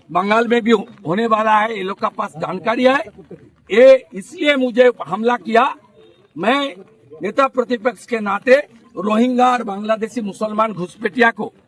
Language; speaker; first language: Hindi; non-native, local second language; Bangla